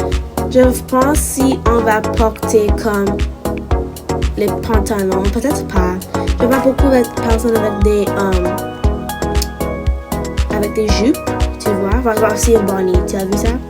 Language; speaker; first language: French; non-native, learner; English